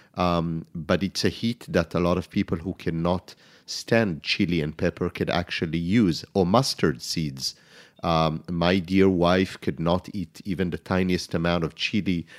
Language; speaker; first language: English; non-native, fluent; Hebrew